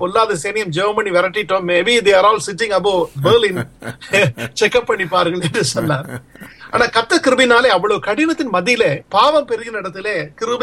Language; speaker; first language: Tamil; native; Tamil